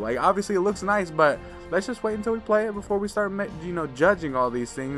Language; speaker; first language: English; native; English